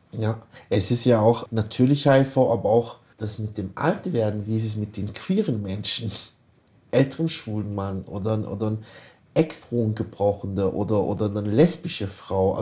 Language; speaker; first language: German; early bilingual, other home language; Kurdish